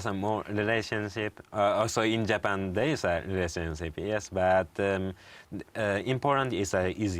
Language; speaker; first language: English; non-native, learner; Japanese